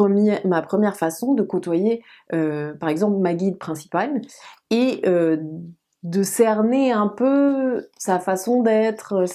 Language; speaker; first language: French; native; French